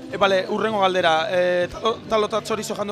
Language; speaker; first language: Basque; native; Basque